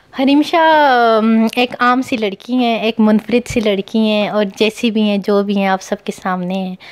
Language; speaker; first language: Urdu; non-native, local second language; Pashto